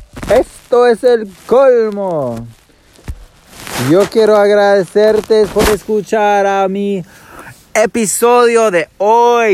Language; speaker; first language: Spanish; non-native, fluent; English